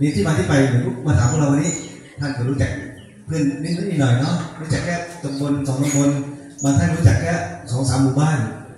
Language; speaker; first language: Thai; non-native, local second language; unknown